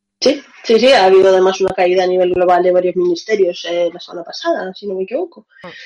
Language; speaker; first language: Spanish; early bilingual, other home language; Russian